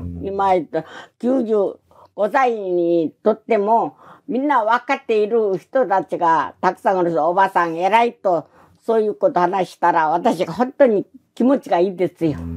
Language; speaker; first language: Japanese; non-native, learner; Korean